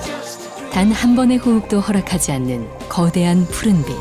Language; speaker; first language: Korean; native; Korean